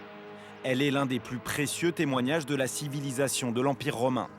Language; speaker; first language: French; native; French